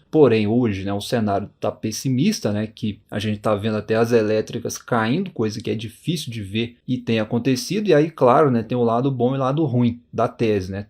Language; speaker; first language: Portuguese; native; Portuguese